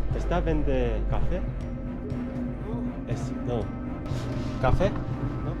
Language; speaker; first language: Spanish; non-native, learner; Korean